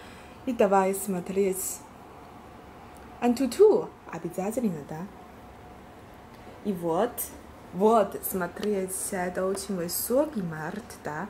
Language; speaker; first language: Russian; non-native, learner; Chinese